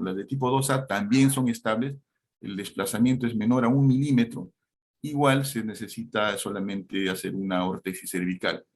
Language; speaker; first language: Spanish; native; Spanish